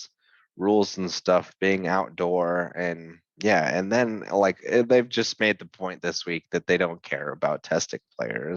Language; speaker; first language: English; native; English